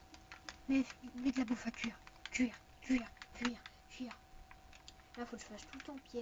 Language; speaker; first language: French; native; French